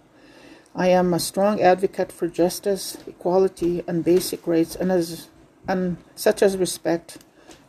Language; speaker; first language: English; non-native, local second language; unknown